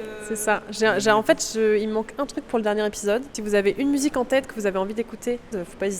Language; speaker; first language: French; native; French